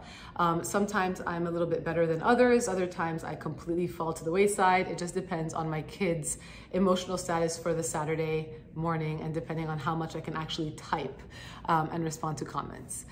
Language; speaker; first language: English; native; English